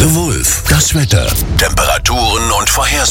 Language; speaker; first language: German; native; German